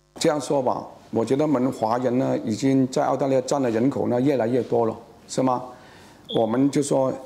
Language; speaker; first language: Chinese; native; Chinese